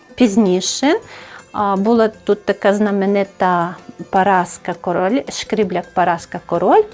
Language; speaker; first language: Ukrainian; native; Ukrainian